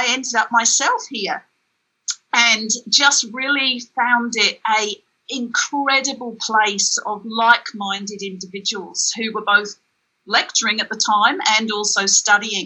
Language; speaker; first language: English; native; English